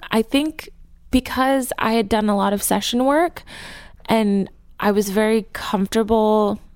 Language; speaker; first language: English; native; English